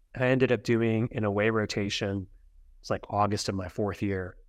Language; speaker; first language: English; native; English